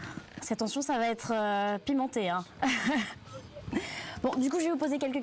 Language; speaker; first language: French; native; French